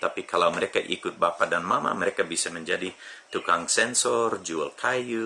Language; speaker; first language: Indonesian; non-native, fluent; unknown